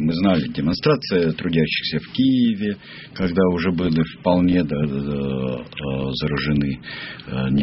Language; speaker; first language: Russian; native; Russian